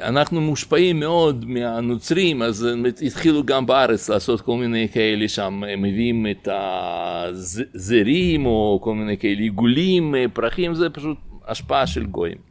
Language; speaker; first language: Hebrew; non-native, fluent; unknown